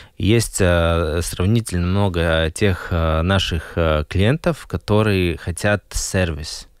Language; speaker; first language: Russian; non-native, local second language; Latvian